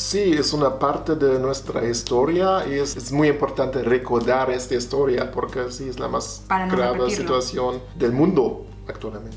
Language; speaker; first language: Spanish; non-native, fluent; German